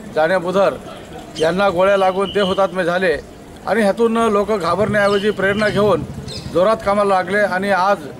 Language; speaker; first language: Marathi; non-native, local second language; Kukna